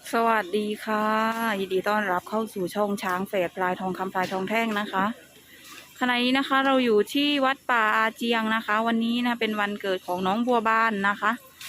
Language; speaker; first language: Thai; native; Thai